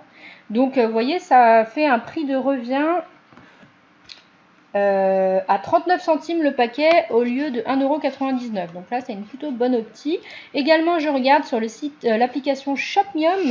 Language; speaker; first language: French; native; French